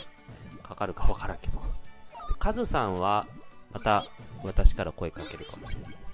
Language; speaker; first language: Japanese; native; Japanese